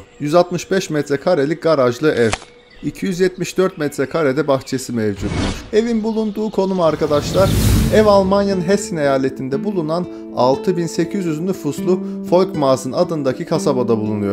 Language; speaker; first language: Turkish; native; Turkish